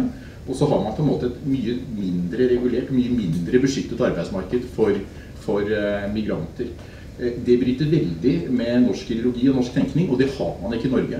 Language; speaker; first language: Norwegian; native; Norwegian